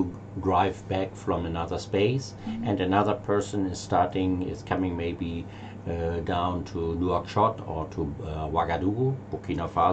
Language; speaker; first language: English; non-native, learner; German